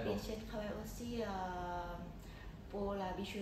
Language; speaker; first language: French; non-native, fluent; Thai